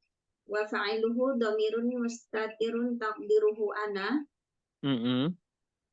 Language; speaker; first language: Arabic; non-native, learner; Indonesian